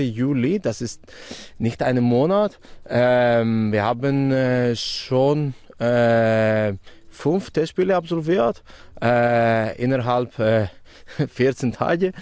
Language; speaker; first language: German; non-native, fluent; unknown